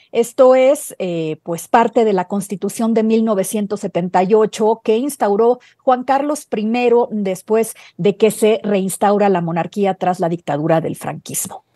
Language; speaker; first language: Spanish; native; Spanish